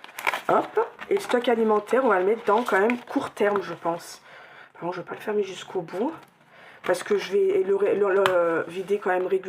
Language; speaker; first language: French; native; French